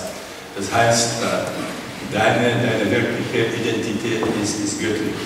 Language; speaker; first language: German; non-native, fluent; Czech